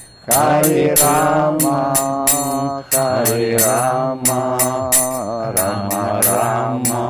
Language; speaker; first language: Russian; native; Russian